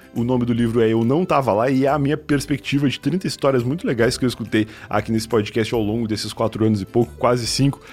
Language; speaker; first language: Portuguese; native; Portuguese